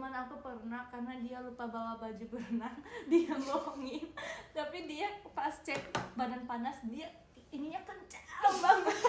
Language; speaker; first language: Indonesian; early bilingual, heritage; Indonesian